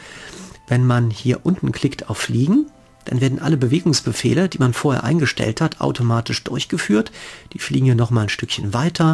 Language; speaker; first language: German; native; German